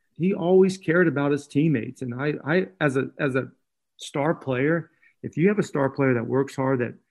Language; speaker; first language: English; native; English